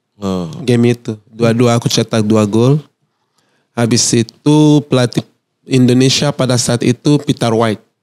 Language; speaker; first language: Indonesian; non-native, fluent; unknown